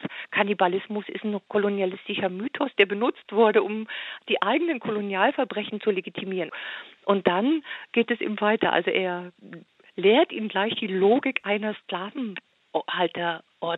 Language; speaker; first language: German; native; German